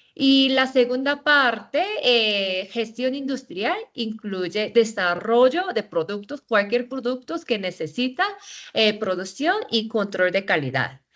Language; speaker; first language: Spanish; non-native, fluent; Korean